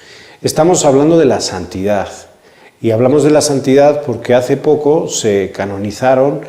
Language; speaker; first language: Spanish; native; Spanish